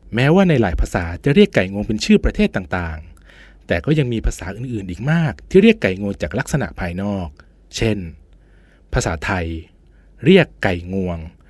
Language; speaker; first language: Thai; native; Thai